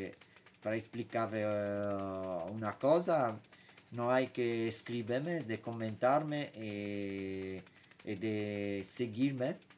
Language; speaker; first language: Spanish; non-native, learner; Italian